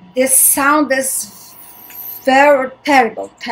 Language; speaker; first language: English; non-native, learner; Portuguese